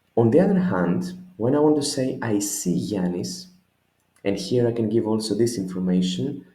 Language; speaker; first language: English; non-native, fluent; Greek